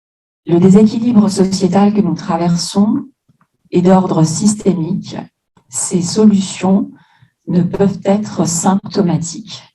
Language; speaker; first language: French; native; French